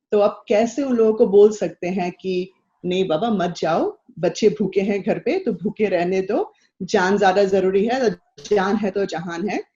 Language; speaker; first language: Hindi; non-native, local second language; Assamese